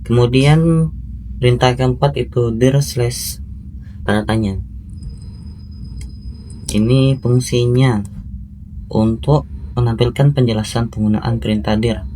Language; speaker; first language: Indonesian; native; Indonesian